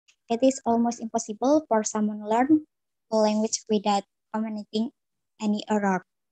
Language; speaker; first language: English; non-native, learner; Indonesian